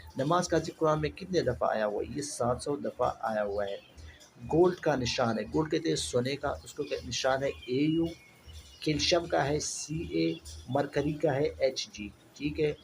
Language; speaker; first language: Urdu; non-native, local second language; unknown